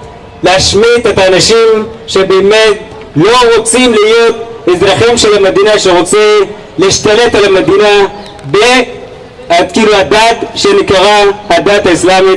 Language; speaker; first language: Hebrew; non-native, fluent; Arabic